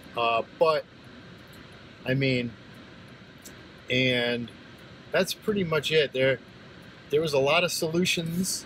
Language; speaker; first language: English; native; English